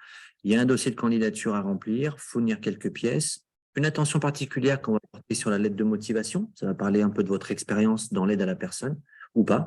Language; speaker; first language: French; native; French